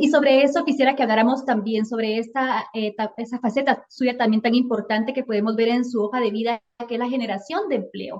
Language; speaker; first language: Spanish; native; Spanish